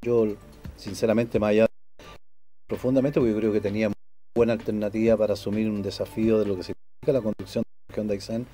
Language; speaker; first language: Spanish; native; Spanish